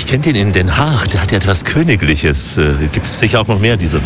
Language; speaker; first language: German; native; German